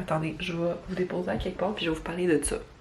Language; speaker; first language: French; native; French